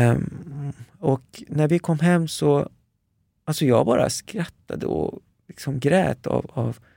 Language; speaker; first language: Swedish; early bilingual, other home language; Persian